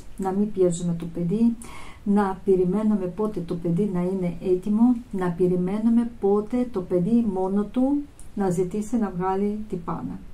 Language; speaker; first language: Greek; non-native, fluent; Russian